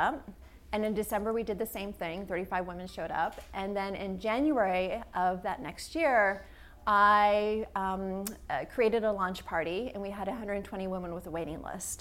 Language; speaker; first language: English; native; English